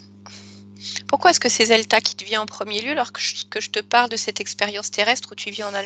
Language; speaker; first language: French; native; French